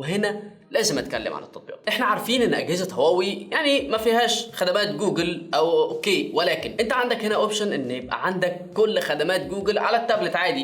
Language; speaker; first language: Arabic; native; Arabic